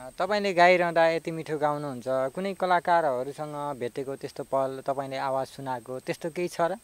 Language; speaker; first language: Nepali; native; Nepali